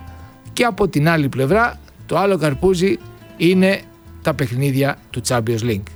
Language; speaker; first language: Greek; native; Greek